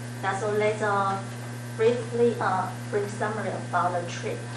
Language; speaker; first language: English; non-native, learner; Chinese